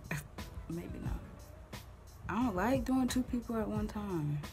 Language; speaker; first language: English; native; English